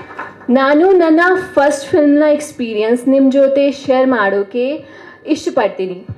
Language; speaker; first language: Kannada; non-native, learner; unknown